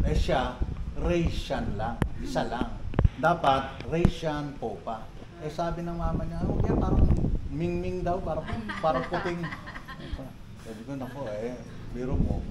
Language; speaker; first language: Filipino; non-native, local second language; Cebuano